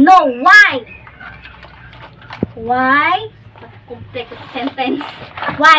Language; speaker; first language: English; non-native, local second language; Cebuano